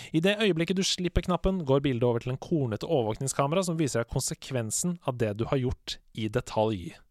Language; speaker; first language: Norwegian; native; Norwegian